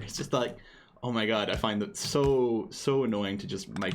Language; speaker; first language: English; native; English